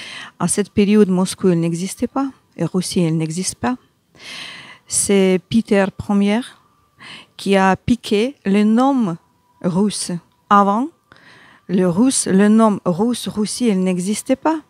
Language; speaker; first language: French; non-native, learner; Ukrainian